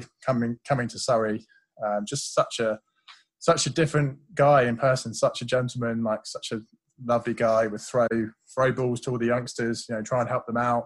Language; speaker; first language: English; native; English